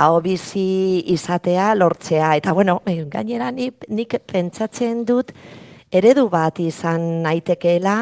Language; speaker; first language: Basque; non-native, local second language; Spanish